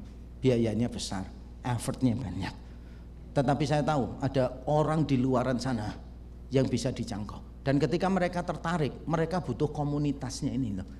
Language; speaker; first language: Indonesian; native; Indonesian